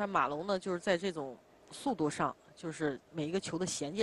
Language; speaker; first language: Chinese; native; Chinese